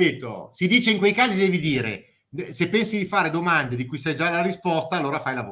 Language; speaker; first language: Italian; native; Italian